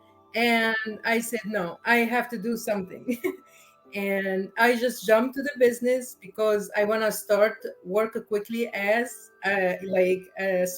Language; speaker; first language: English; non-native, learner; Arabic